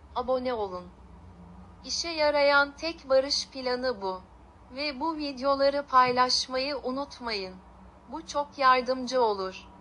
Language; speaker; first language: Turkish; non-native, fluent; Ukrainian